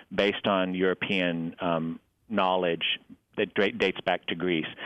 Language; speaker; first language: English; native; English